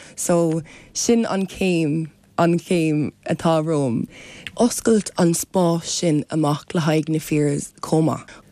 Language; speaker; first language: Irish; non-native, local second language; English